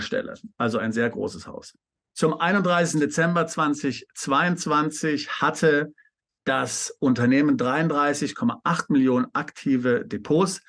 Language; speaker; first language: German; native; German